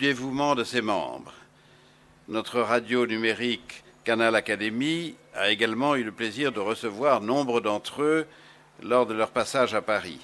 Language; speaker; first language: French; native; French